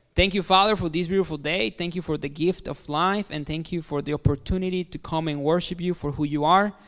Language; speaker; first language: English; non-native, fluent; Spanish